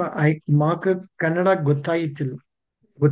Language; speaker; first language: English; non-native, local second language; Telugu